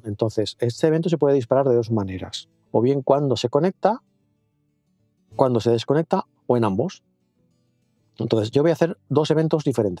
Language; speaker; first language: Spanish; native; Spanish